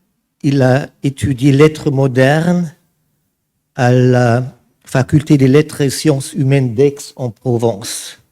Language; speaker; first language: French; non-native, fluent; German